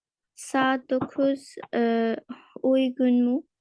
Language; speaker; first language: Turkish; non-native, learner; Urdu